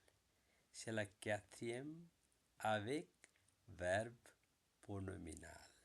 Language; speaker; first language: French; non-native, learner; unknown